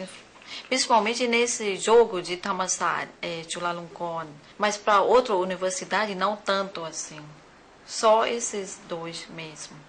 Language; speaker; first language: Portuguese; non-native, fluent; Thai